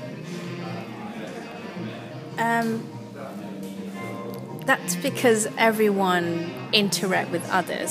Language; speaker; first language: English; non-native, local second language; Cantonese